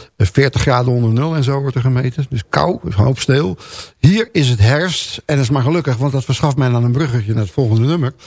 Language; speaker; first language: Dutch; native; Dutch